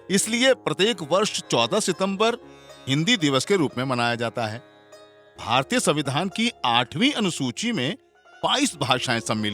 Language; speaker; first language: Hindi; native; Hindi